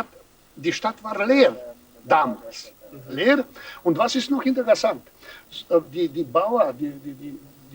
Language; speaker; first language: German; non-native, fluent; Serbian